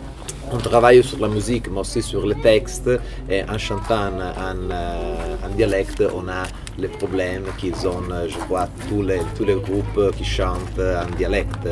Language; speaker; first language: French; non-native, fluent; Italian